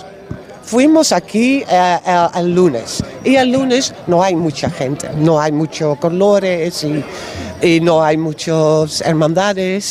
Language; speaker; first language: Spanish; non-native, learner; Dutch